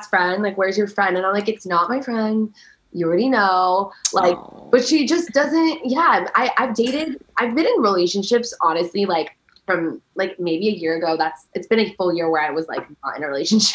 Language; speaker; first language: English; early bilingual, other home language; Persian